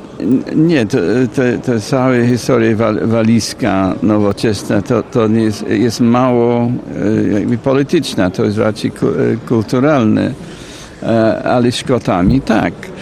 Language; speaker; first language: Polish; non-native, fluent; English